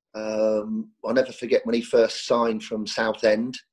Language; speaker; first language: English; native; English